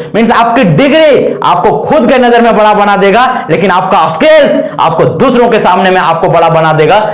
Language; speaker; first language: Hindi; native; Hindi